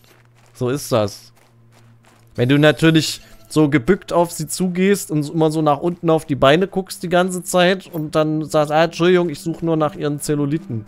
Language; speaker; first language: German; native; German